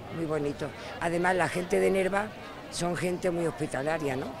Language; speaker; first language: Spanish; native; Spanish